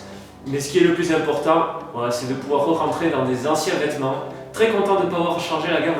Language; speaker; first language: French; native; French